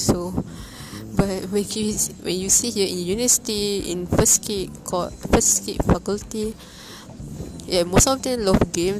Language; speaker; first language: English; non-native, local second language; Malay